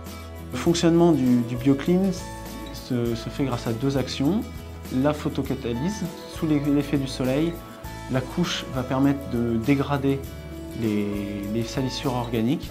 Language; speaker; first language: French; native; French